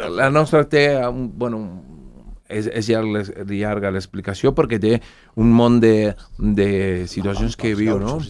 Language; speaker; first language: Catalan; non-native, fluent; Spanish